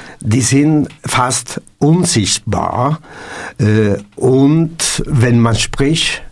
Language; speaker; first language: German; non-native, learner; Italian